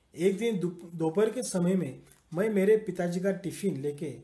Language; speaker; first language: Hindi; non-native, local second language; Marathi